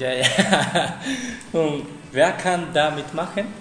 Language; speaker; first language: German; non-native, learner; Spanish